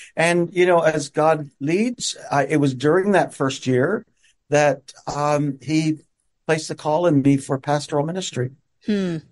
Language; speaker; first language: English; native; English